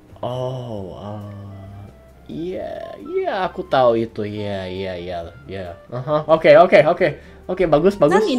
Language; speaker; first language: Indonesian; non-native, fluent; English